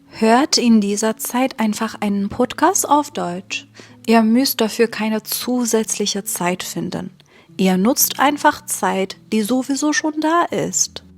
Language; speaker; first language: German; non-native, fluent; Persian